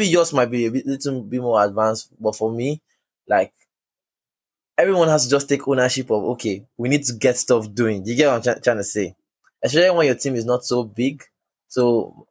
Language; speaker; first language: English; non-native, local second language; Yoruba